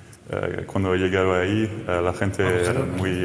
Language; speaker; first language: Spanish; non-native, fluent; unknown